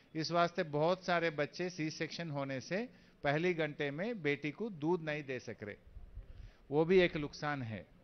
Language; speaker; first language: Hindi; non-native, local second language; Telugu